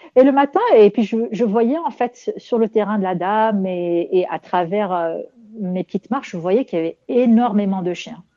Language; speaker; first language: French; non-native, local second language; Arabic